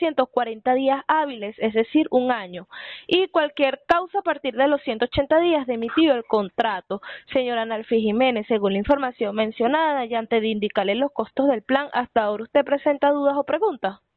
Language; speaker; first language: Spanish; native; Spanish